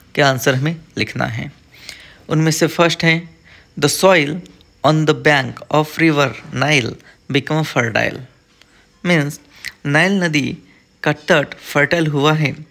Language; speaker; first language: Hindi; non-native, local second language; Marathi